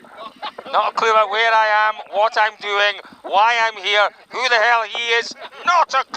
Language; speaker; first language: English; native; English